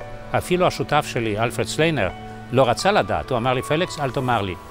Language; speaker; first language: Hebrew; non-native, fluent; Polish